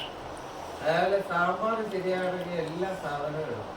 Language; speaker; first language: Malayalam; native; Malayalam